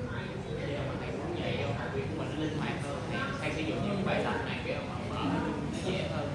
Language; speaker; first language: Vietnamese; native; Vietnamese